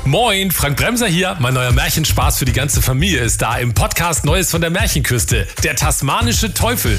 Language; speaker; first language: German; native; German